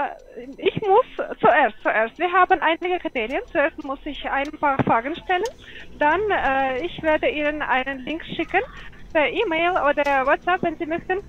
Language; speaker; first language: German; non-native, learner; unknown